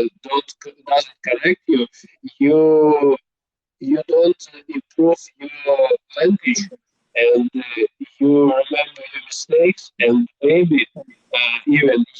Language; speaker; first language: English; non-native, learner; Belarusian